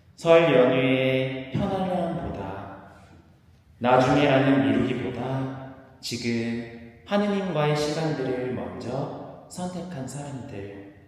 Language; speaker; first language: Korean; native; Korean